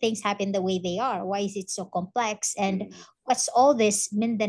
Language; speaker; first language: English; non-native, local second language; Maranao